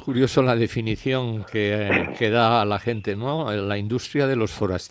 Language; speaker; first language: Spanish; native; Spanish